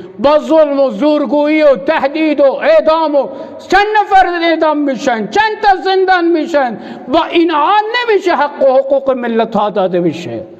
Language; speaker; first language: Persian; non-native, local second language; Baluchi